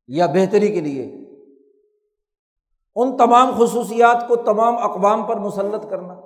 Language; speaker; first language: Urdu; non-native, local second language; Punjabi